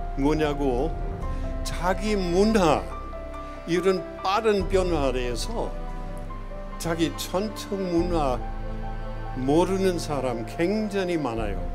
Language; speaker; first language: Korean; non-native, fluent; German